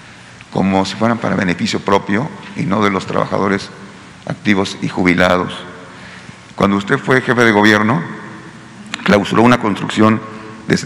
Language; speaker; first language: Spanish; native; Spanish